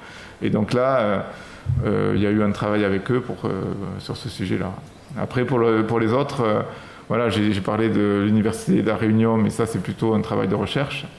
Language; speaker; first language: French; native; French